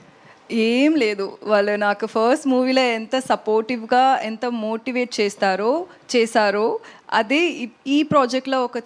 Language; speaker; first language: Telugu; non-native, learner; Tamil